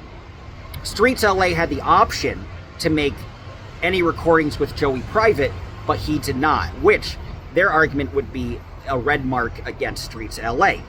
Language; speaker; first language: English; native; English